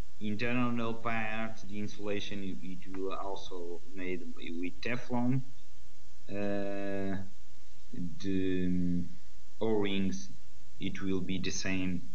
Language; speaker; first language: English; non-native, learner; Portuguese